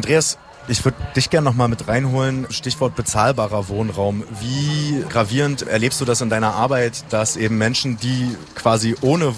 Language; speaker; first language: German; native; German